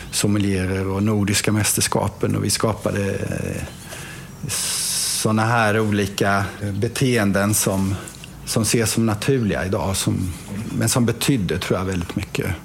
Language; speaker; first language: Swedish; native; Swedish